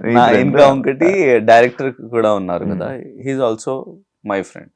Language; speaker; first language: Telugu; non-native, learner; Hindi